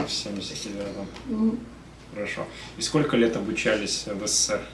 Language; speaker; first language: Russian; native; Russian